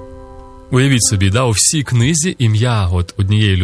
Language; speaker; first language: Ukrainian; native; Ukrainian